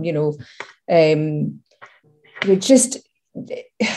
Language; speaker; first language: English; native; English